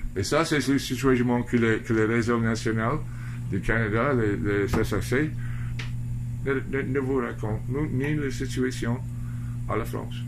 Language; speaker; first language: French; non-native, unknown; English